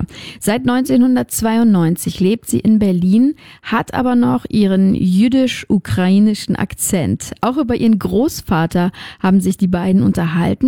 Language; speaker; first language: German; native; German